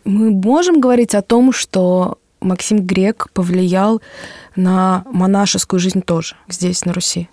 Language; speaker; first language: Russian; native; Russian